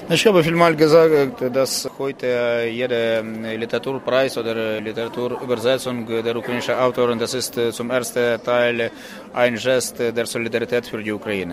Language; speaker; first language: German; non-native, learner; Ukrainian